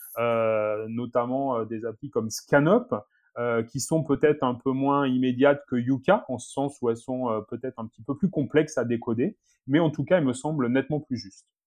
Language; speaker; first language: French; native; French